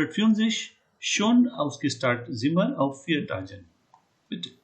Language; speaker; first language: German; non-native, fluent; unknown